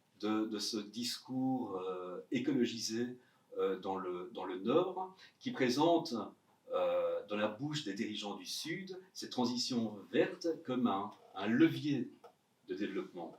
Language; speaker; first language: French; native; French